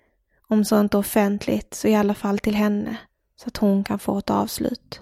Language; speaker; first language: Swedish; native; Swedish